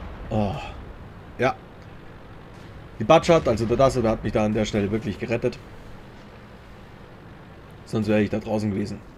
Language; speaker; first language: German; native; German